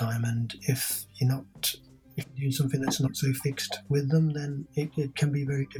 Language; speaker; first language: English; native; English